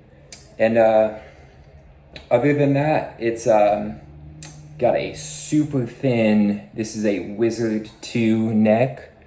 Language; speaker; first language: English; native; English